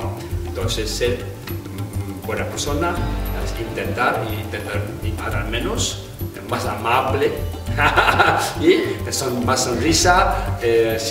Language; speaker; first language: Spanish; non-native, fluent; Tibetan